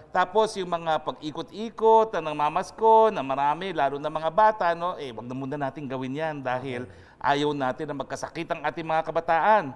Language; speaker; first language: Filipino; native; Filipino